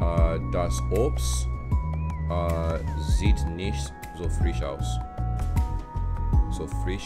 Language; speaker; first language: German; non-native, learner; English